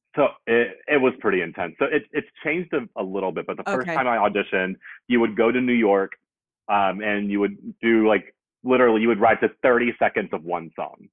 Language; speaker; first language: English; native; English